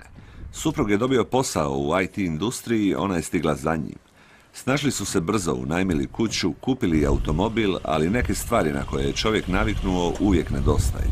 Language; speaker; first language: Croatian; native; Croatian